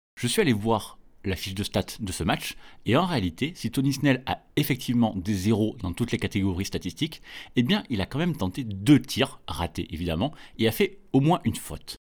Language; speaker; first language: French; native; French